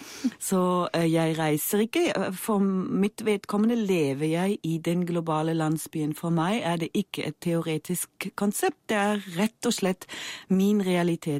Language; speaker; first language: Norwegian; non-native, fluent; German